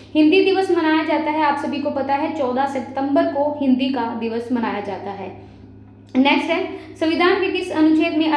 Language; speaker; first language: Hindi; native; Hindi